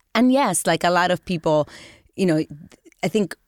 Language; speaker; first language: English; early bilingual, other home language; Spanish